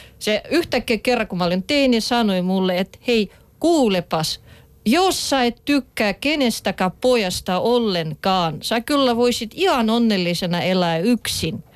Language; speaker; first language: Finnish; non-native, fluent; Russian